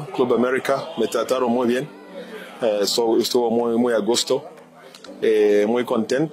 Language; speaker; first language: Spanish; non-native, fluent; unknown